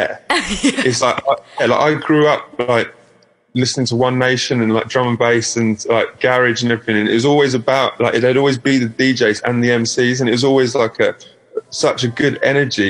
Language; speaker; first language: English; native; English